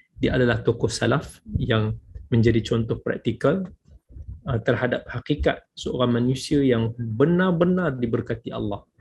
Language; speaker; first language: Malay; native; Malay